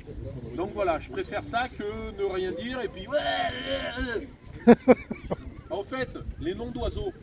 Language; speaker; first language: French; native; French